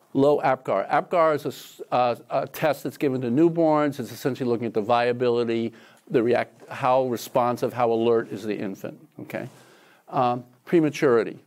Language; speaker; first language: English; native; English